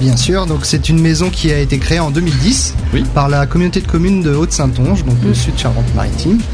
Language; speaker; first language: French; native; French